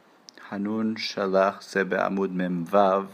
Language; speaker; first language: Hebrew; non-native, learner; English